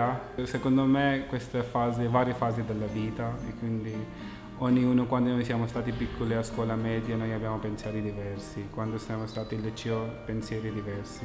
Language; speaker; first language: Italian; non-native, fluent; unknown